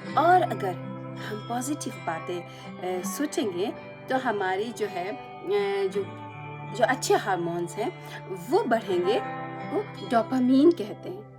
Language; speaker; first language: Urdu; native; Urdu